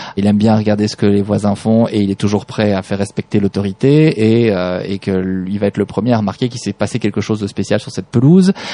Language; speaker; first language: French; native; French